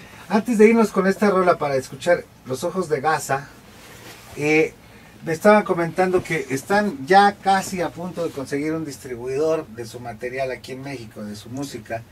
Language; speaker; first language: Spanish; native; Spanish